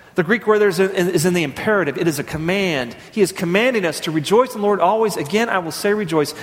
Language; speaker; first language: English; native; English